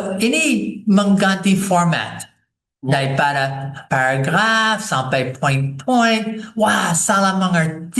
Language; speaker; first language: Indonesian; non-native, fluent; English